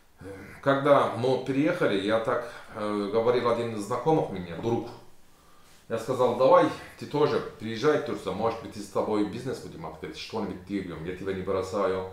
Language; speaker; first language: Russian; non-native, learner; Turkish